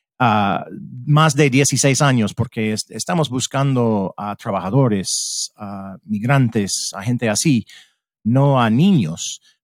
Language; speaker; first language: Spanish; non-native, fluent; English